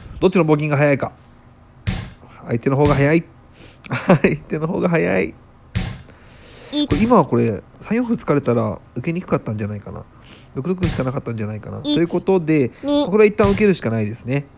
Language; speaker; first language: Japanese; native; Japanese